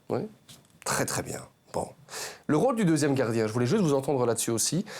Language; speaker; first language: French; native; French